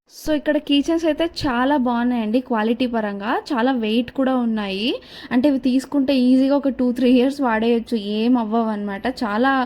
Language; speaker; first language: Telugu; non-native, local second language; Kannada